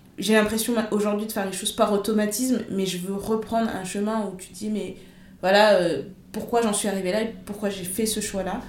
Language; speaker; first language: French; early bilingual, other home language; Lingala